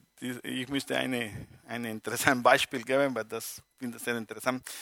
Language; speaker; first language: German; non-native, learner; Spanish